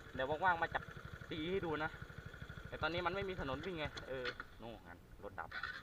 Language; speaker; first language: Thai; native; Thai